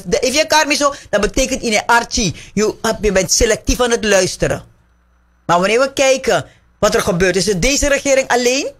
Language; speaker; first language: Dutch; native; Dutch